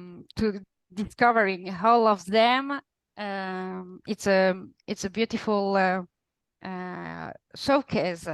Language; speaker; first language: English; non-native, fluent; Italian